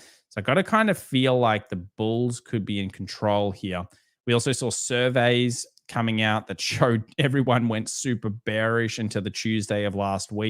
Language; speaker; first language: English; native; English